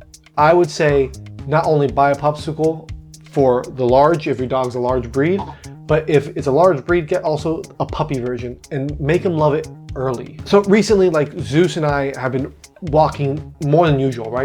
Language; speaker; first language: English; native; English